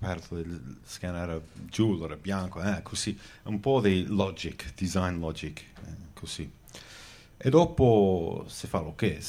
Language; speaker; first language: Italian; early bilingual, heritage; Venetian